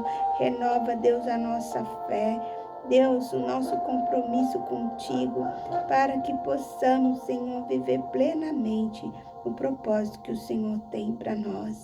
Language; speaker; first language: Portuguese; native; Portuguese